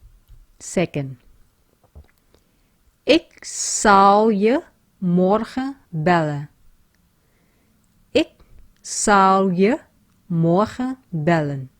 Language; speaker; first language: Dutch; non-native, fluent; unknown